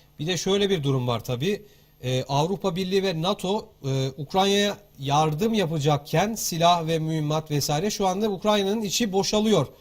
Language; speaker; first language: Turkish; native; Turkish